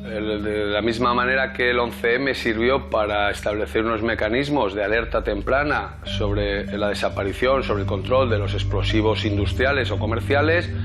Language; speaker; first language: Spanish; native; Spanish